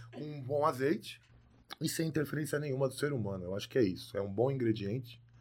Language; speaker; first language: Portuguese; native; Portuguese